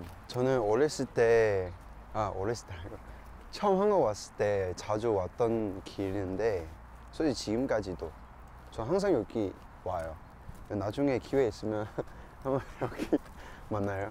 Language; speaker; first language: Korean; non-native, fluent; Cantonese